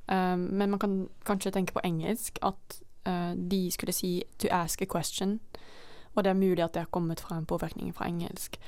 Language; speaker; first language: Norwegian; non-native, fluent; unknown